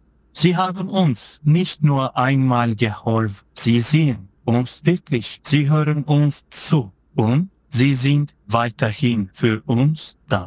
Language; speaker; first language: German; non-native, fluent; Turkish